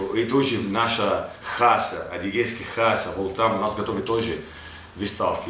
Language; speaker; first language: Russian; non-native, learner; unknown